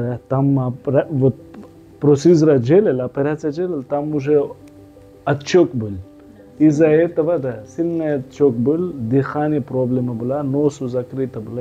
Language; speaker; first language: Russian; non-native, learner; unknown